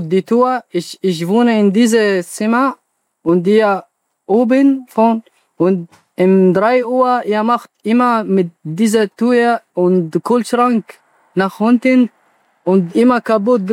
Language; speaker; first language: German; non-native, learner; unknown